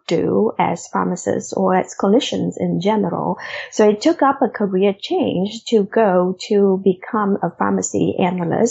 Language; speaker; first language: English; non-native, fluent; Vietnamese